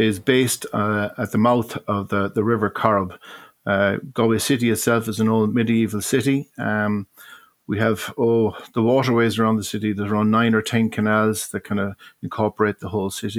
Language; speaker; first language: English; native; English